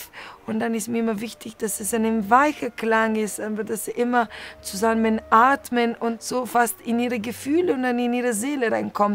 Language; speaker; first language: German; non-native, fluent; Bulgarian